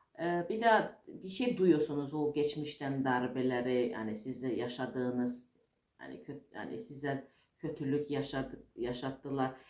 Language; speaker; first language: Turkish; non-native, fluent; Russian